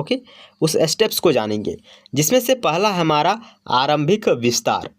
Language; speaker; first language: Hindi; native; Hindi